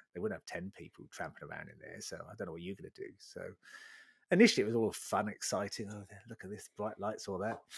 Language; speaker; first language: English; native; English